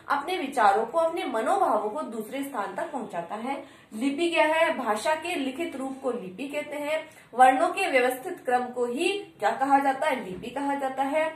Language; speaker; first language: Hindi; native; Hindi